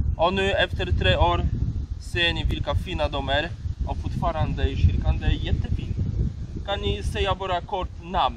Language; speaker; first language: Swedish; non-native, fluent; Polish